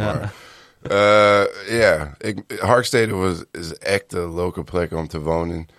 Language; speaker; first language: Dutch; non-native, learner; English